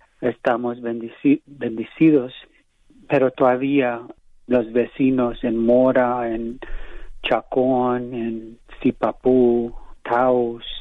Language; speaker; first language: Spanish; early bilingual, heritage; English